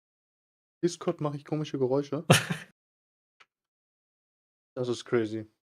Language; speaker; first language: German; native; German